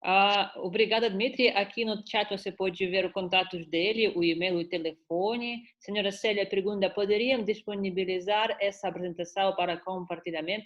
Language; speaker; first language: Portuguese; non-native, fluent; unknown